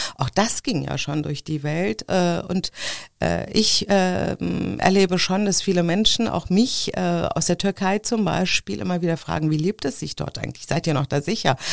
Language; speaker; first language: German; early bilingual, other home language; Turkish